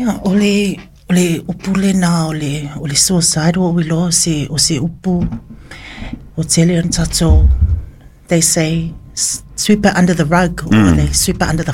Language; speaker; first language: English; native; English